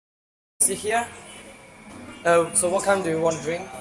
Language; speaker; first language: English; non-native, learner; Chinese